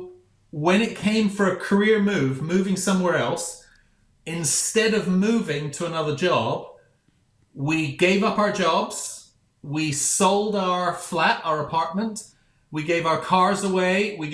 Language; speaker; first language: English; native; English